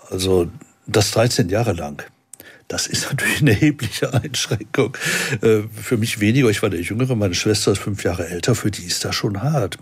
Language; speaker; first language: German; native; German